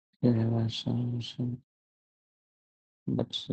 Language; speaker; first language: English; non-native, learner; Vietnamese